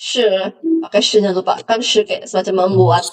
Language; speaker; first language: Indonesian; native; Indonesian